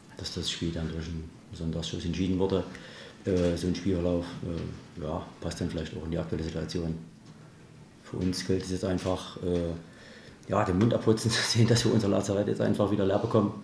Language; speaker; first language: German; native; German